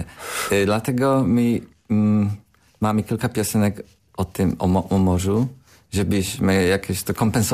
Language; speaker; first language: Polish; non-native, learner; Slovak